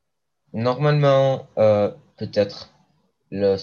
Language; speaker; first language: French; non-native, learner; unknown